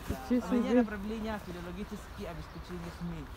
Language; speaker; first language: Russian; non-native, fluent; Filipino